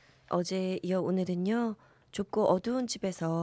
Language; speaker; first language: Korean; native; Korean